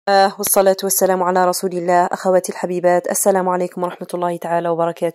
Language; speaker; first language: Arabic; native; Arabic